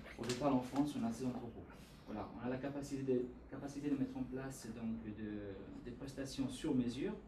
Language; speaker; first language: French; native; French